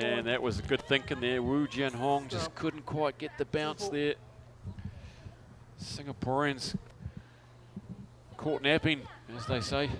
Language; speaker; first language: English; native; English